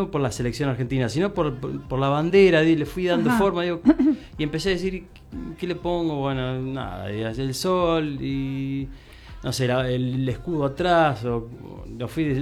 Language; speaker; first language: Spanish; native; Spanish